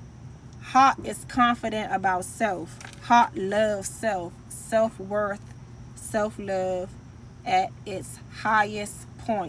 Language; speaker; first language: English; native; English